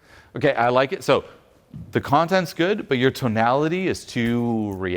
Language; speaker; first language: English; non-native, fluent; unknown